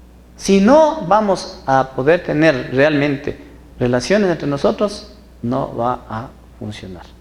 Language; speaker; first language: Spanish; native; Spanish